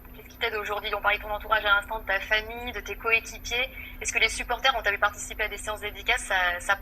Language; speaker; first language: French; native; French